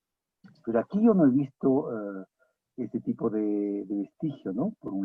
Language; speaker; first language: Spanish; native; Spanish